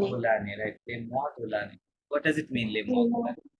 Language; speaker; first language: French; non-native, fluent; Bangla